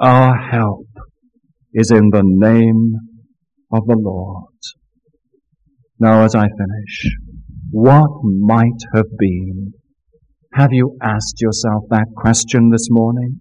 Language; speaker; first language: English; native; English